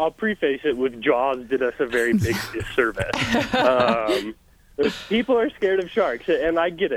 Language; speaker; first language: English; native; English